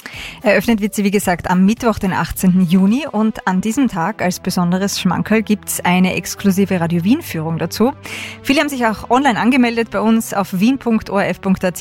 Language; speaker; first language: German; native; German